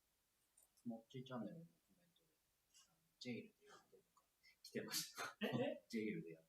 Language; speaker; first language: Japanese; native; Japanese